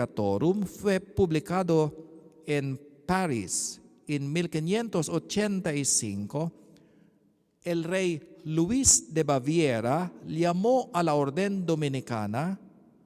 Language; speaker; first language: Spanish; non-native, learner; Filipino